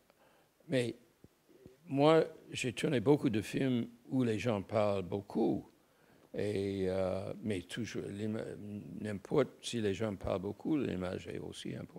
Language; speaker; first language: French; non-native, fluent; English